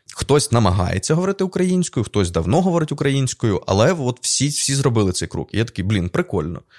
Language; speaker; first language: Ukrainian; non-native, local second language; Russian